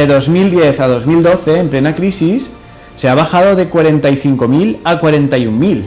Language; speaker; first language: Spanish; native; Spanish